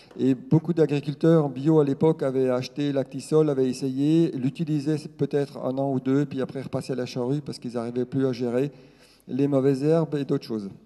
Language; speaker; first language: French; non-native, local second language; Swiss German